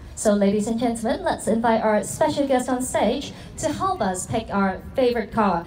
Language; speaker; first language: English; non-native, local second language; Cantonese